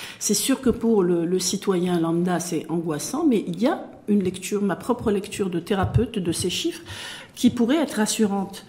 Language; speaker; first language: French; non-native, local second language; Arabic